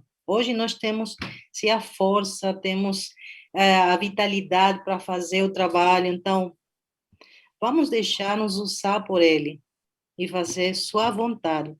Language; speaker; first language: Portuguese; non-native, fluent; Spanish